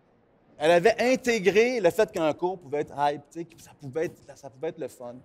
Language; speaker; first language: French; native; French